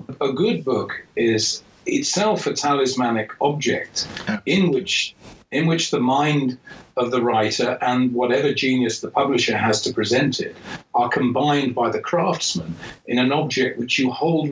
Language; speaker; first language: English; native; English